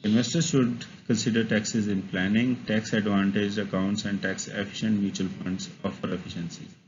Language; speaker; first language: English; non-native, local second language; Urdu